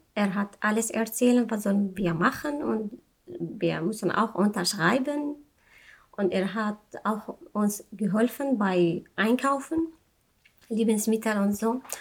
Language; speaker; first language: German; non-native, learner; Arabic